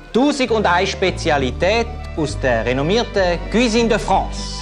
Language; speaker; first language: German; native; German